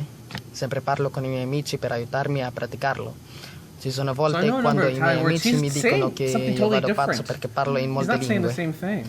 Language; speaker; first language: Italian; non-native, learner; Filipino